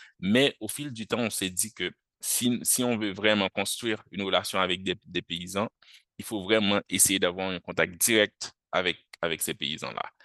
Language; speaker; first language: French; non-native, local second language; Haitian Creole